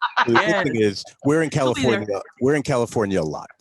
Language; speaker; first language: English; native; English